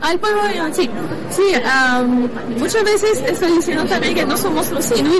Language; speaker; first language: Spanish; non-native, learner; French